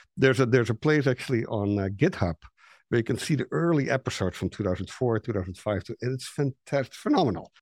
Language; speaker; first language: English; non-native, fluent; Dutch